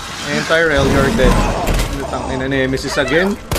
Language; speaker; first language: English; non-native, local second language; Filipino